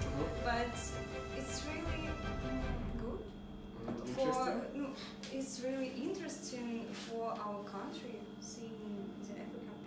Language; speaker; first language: English; non-native, learner; Russian